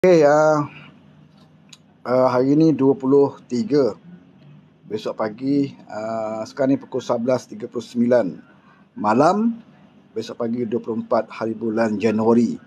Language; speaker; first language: Malay; native; Malay